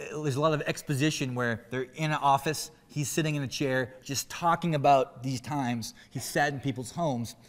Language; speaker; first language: English; native; English